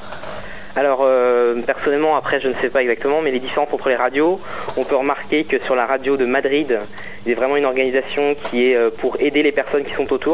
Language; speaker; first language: French; native; French